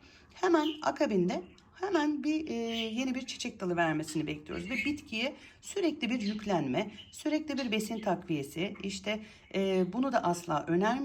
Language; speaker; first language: Turkish; native; Turkish